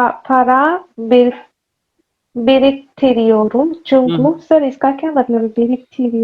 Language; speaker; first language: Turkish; non-native, learner; Urdu